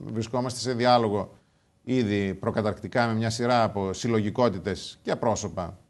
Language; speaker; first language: Greek; native; Greek